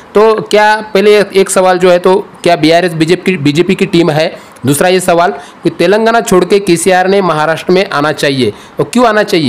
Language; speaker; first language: Hindi; non-native, local second language; Marathi